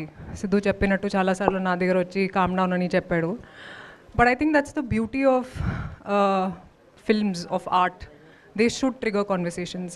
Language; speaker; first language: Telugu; non-native, fluent; Hindi